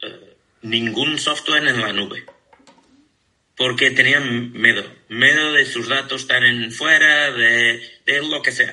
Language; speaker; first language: Spanish; non-native, fluent; Portuguese